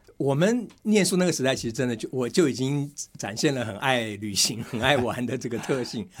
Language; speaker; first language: Chinese; native; Chinese